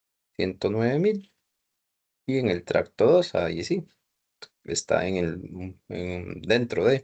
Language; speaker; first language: Spanish; native; Spanish